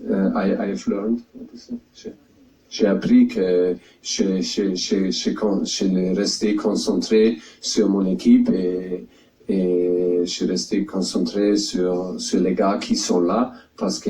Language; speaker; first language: French; non-native, fluent; German